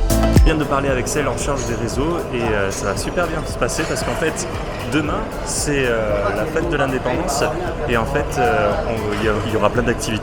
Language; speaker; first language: French; native; French